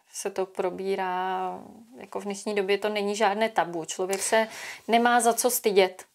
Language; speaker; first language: Czech; native; Czech